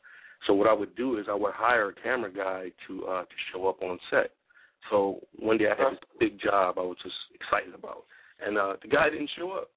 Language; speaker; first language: English; native; English